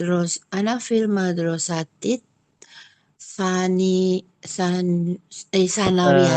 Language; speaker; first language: Arabic; non-native, learner; Indonesian